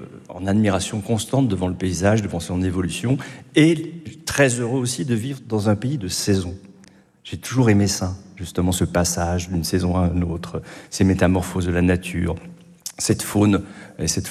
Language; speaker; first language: French; native; French